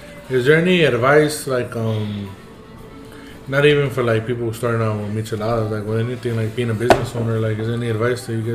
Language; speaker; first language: English; early bilingual, other home language; Spanish